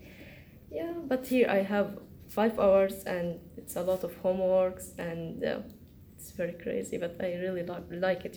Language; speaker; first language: English; non-native, learner; Arabic